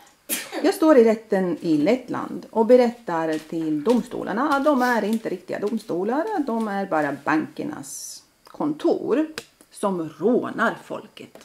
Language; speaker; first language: Swedish; non-native, fluent; Latvian